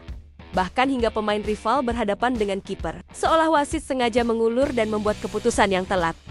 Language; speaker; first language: Indonesian; native; Indonesian